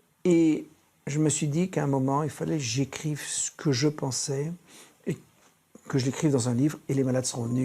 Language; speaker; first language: French; native; French